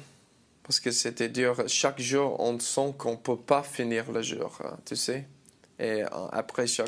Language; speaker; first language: French; non-native, learner; English